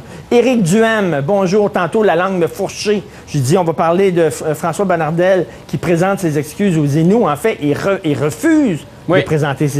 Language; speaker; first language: French; native; French